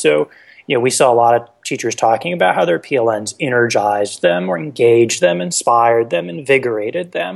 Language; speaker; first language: English; native; English